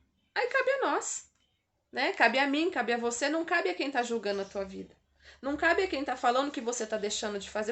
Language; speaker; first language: Portuguese; native; Portuguese